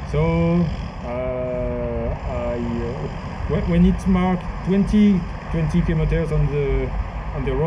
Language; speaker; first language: English; non-native, learner; French